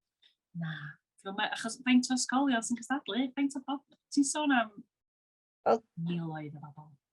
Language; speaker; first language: Welsh; native; Welsh